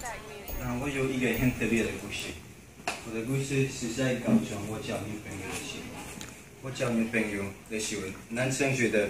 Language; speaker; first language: Chinese; non-native, learner; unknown